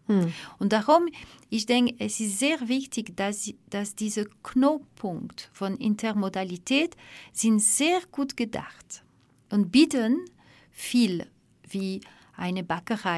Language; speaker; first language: German; non-native, learner; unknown